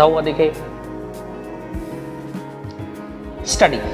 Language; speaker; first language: Hindi; native; Hindi